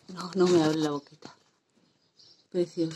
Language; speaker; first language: Spanish; native; Spanish